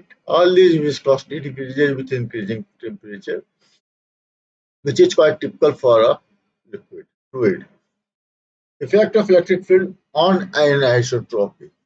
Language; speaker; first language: English; non-native, local second language; Hindi